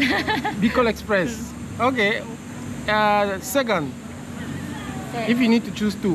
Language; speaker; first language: English; non-native, learner; French